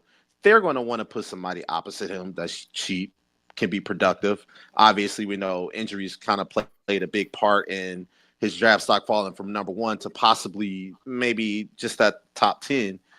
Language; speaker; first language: English; native; English